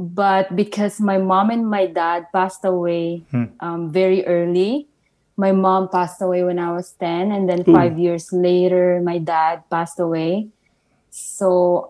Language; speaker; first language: English; non-native, local second language; Filipino